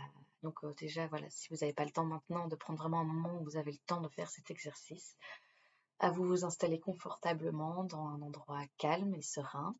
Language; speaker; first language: French; native; French